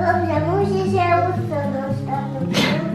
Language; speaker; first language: Polish; early bilingual, heritage; Polish